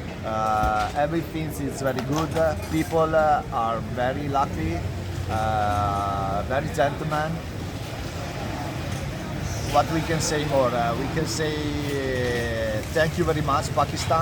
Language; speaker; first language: English; non-native, learner; Italian